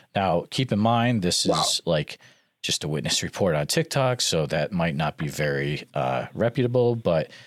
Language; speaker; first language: English; native; English